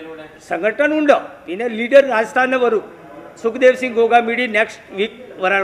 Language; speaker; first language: Malayalam; non-native, learner; Hindi